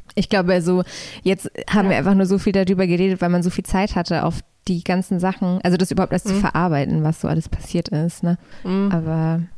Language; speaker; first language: German; early bilingual, other home language; Polish